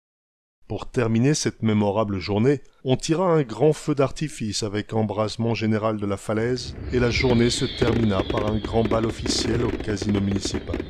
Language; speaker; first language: French; native; French